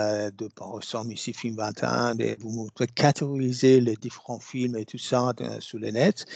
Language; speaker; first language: French; non-native, fluent; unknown